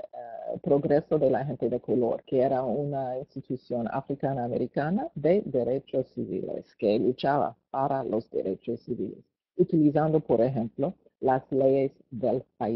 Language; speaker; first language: Spanish; non-native, fluent; English